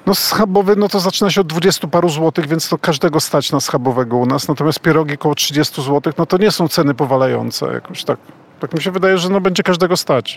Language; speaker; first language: Polish; native; Polish